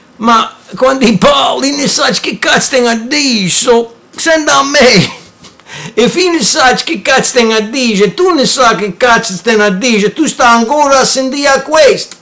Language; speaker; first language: Italian; early bilingual, heritage; English